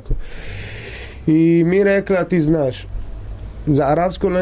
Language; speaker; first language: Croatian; non-native, learner; Arabic